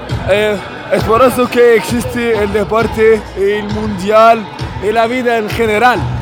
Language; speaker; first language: Spanish; non-native, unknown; Arabic